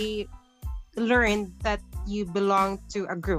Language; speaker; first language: English; non-native, local second language; Cebuano